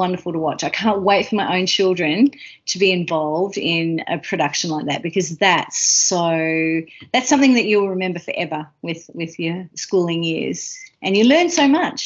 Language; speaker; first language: English; native; English